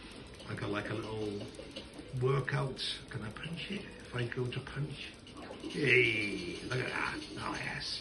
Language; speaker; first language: English; native; English